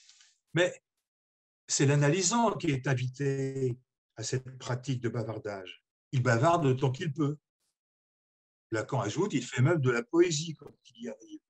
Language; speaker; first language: French; native; French